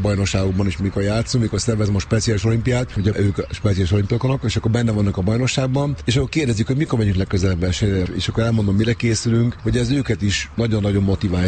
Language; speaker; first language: Hungarian; native; Hungarian